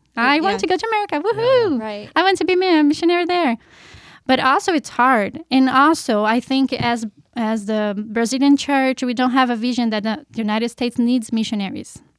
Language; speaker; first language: English; non-native, fluent; Portuguese